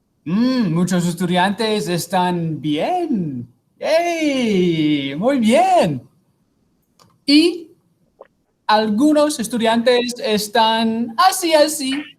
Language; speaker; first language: Spanish; non-native, fluent; English